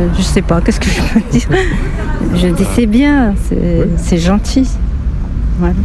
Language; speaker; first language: French; non-native, local second language; Arabic